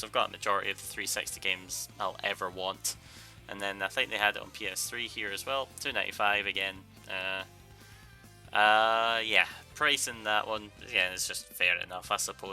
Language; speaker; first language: English; native; English